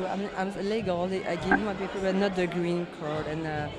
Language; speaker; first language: English; non-native, fluent; French